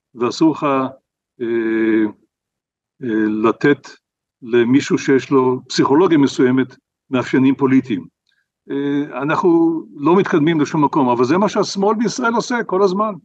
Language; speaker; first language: Hebrew; native; Hebrew